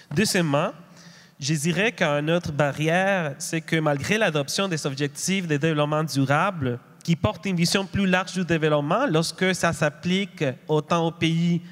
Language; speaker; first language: French; non-native, fluent; Spanish